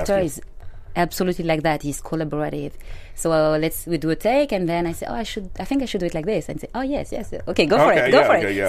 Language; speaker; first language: English; non-native, fluent; French